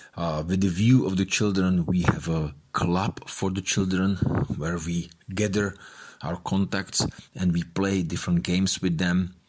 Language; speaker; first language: English; non-native, fluent; Czech